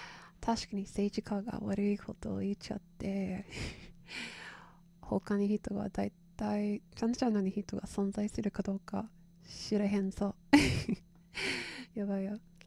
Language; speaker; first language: Japanese; non-native, learner; English